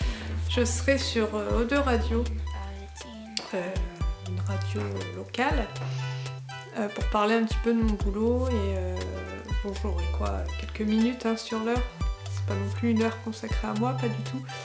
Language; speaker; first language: French; native; French